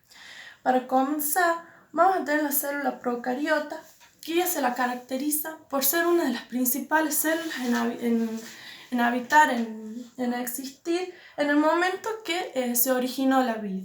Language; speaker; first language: Spanish; native; Spanish